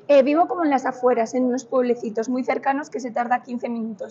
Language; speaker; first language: Spanish; early bilingual, other home language; Romanian